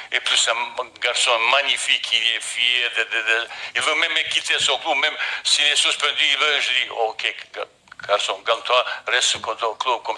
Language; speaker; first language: French; non-native, fluent; Bosnian